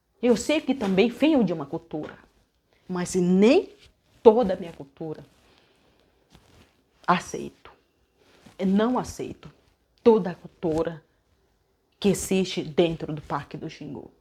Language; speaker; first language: Portuguese; non-native, local second language; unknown